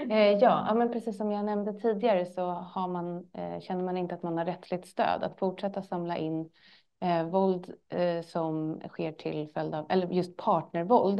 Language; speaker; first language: Swedish; native; Swedish